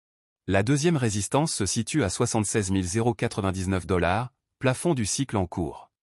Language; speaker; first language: French; native; French